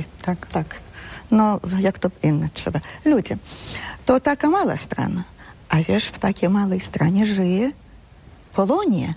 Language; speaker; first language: Polish; early bilingual, heritage; Polish